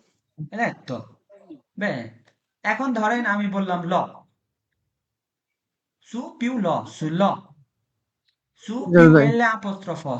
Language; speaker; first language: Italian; non-native, fluent; Bangla